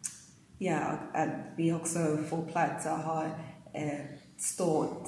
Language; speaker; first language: Swedish; non-native, learner; English